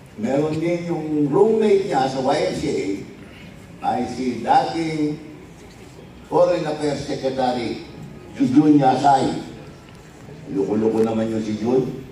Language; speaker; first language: Filipino; non-native, local second language; Iloko